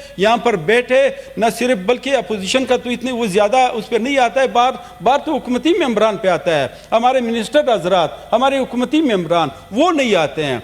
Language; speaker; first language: Urdu; non-native, local second language; Pashto